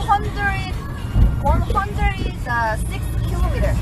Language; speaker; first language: English; non-native, learner; Korean